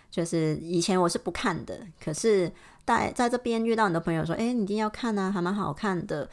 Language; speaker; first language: Chinese; non-native, fluent; Cantonese